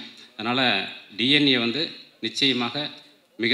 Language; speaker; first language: Tamil; native; Tamil